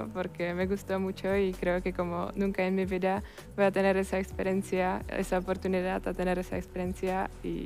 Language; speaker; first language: Spanish; non-native, learner; Czech